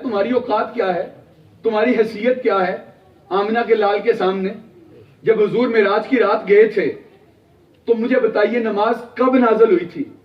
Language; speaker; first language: Urdu; non-native, local second language; Punjabi